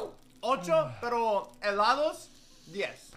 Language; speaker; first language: Spanish; early bilingual, heritage; Spanish